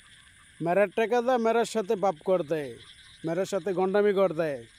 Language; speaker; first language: Hindi; non-native, learner; Bangla